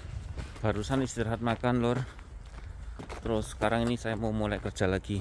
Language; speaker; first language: Indonesian; non-native, local second language; Javanese